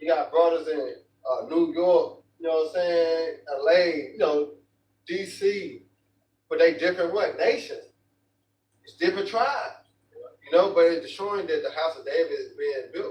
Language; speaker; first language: English; native; English